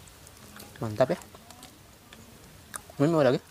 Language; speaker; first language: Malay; non-native, local second language; Sundanese